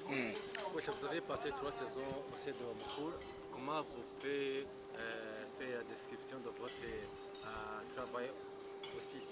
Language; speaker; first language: French; non-native, local second language; Kinyarwanda